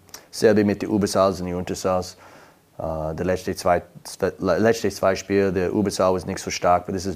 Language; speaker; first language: German; non-native, learner; English